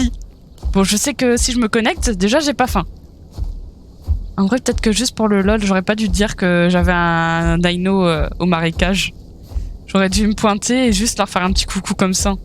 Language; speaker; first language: French; native; French